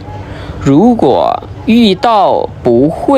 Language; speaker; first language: Chinese; non-native, fluent; Khmer